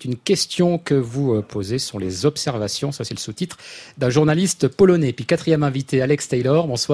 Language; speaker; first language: French; native; French